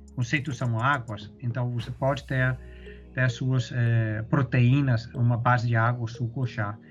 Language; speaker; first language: Portuguese; non-native, fluent; Danish